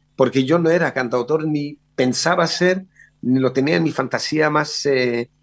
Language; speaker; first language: Spanish; early bilingual, other home language; Hebrew